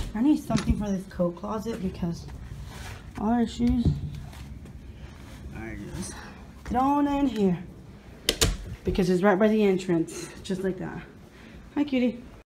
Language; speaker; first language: English; native; English